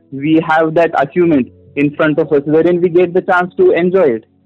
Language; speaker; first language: English; non-native, local second language; Marathi